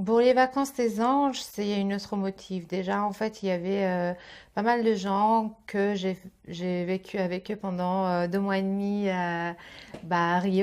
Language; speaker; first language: French; native; French